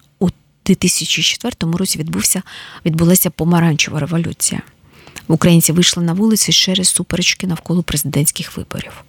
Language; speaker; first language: Ukrainian; native; Ukrainian